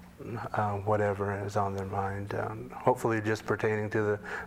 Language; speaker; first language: English; native; English